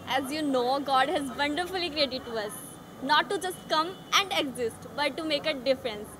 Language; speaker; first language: Hindi; native; Hindi